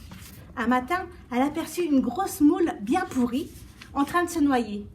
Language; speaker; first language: French; native; French